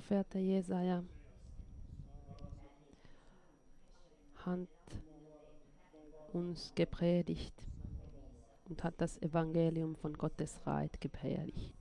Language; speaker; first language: German; non-native, fluent; Finnish